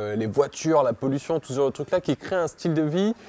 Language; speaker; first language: French; native; French